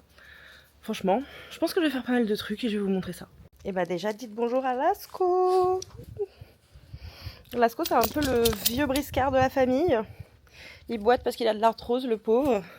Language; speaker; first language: French; native; French